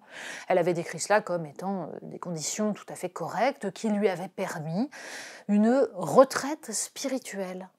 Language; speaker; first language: French; native; French